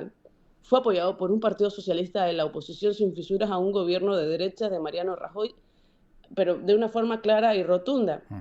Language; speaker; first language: Spanish; native; Spanish